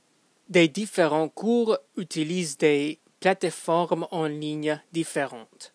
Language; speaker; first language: French; non-native, fluent; English